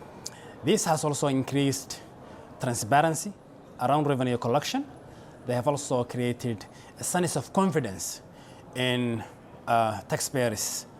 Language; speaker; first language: English; non-native, local second language; Somali